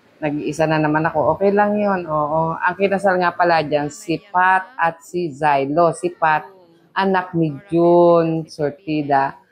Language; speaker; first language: Filipino; non-native, local second language; Pampanga